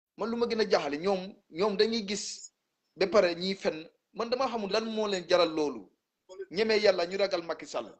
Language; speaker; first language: Wolof; non-native, local second language; Jola-Fonyi